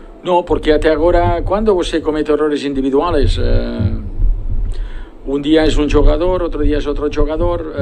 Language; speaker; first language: Portuguese; non-native, fluent; Spanish